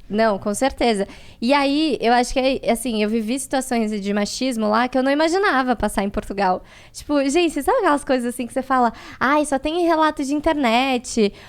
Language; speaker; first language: Portuguese; native; Portuguese